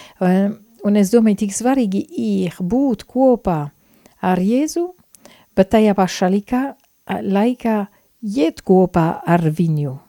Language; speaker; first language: Latvian; non-native, fluent; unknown